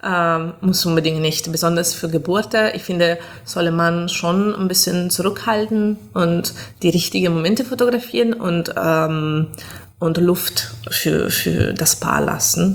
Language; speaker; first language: German; non-native, fluent; Italian